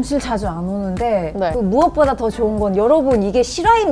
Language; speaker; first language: Korean; native; Korean